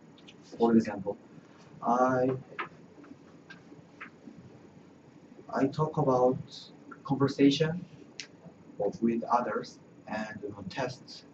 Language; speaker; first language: English; non-native, learner; Korean